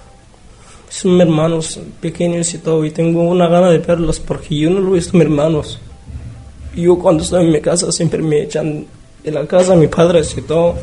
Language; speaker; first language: Spanish; non-native, learner; Arabic